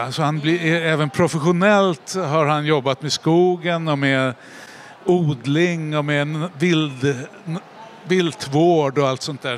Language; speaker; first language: Swedish; native; Swedish